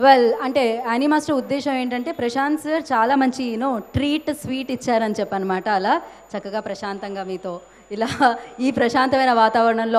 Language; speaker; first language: Telugu; native; Telugu